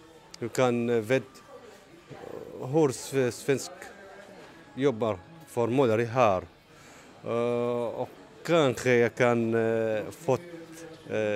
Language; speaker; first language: Swedish; non-native, learner; Arabic